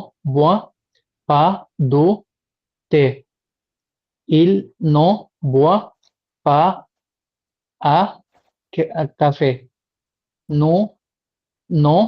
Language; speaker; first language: French; non-native, learner; Bangla